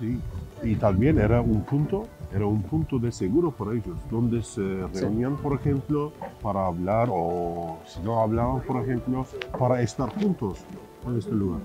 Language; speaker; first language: Spanish; non-native, fluent; Turkish